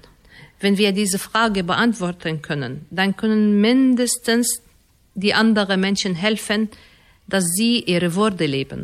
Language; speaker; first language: German; non-native, fluent; Arabic